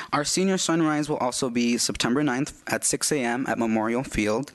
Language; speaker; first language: English; early bilingual, other home language; Spanish